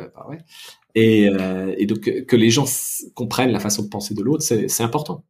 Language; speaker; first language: French; native; French